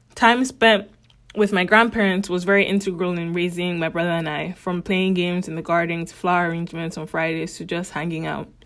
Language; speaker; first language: English; native; English